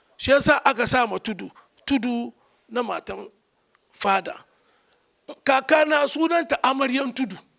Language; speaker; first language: Hausa; early bilingual, heritage; Hausa